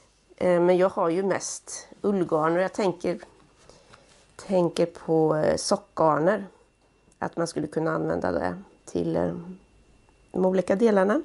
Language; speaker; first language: Swedish; native; Swedish